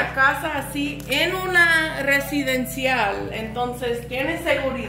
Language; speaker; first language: Spanish; non-native, fluent; English